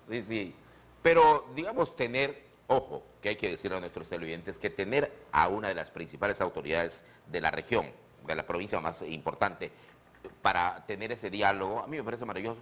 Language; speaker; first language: Spanish; native; Spanish